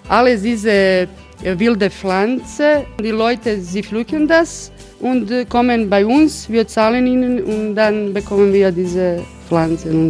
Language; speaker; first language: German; non-native, learner; Croatian